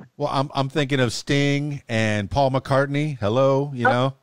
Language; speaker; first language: English; native; English